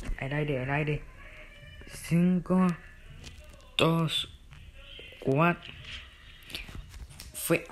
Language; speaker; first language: Spanish; early bilingual, heritage; Spanish